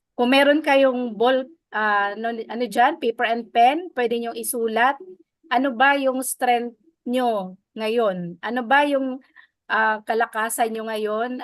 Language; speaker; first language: Filipino; non-native, local second language; Waray